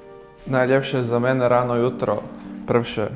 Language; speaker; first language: Polish; non-native, learner; Croatian